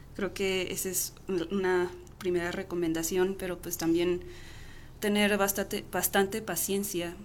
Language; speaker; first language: Spanish; native; Spanish